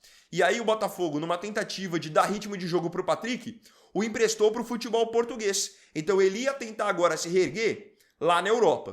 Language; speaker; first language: Portuguese; native; Portuguese